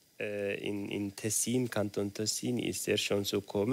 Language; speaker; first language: German; non-native, learner; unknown